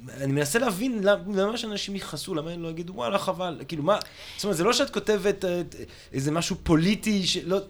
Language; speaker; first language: Hebrew; non-native, fluent; English